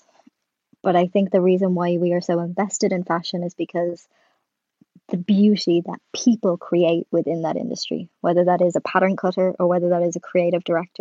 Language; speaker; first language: English; native; English